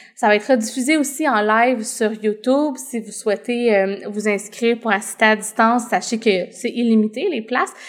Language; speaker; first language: French; native; French